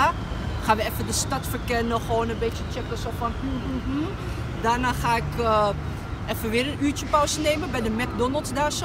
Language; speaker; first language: Dutch; native; Dutch